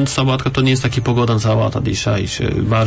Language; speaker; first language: Polish; non-native, learner; French